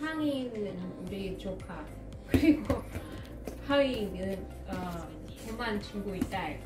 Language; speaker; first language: Korean; non-native, fluent; Russian